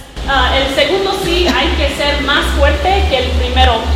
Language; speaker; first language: Spanish; non-native, learner; English